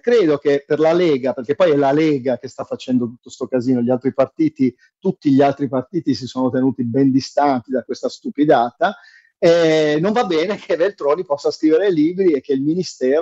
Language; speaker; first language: Italian; native; Italian